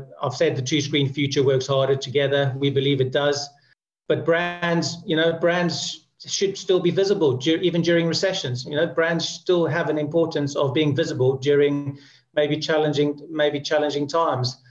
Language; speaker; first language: English; native; English